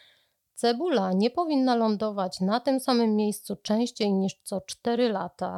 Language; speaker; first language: Polish; native; Polish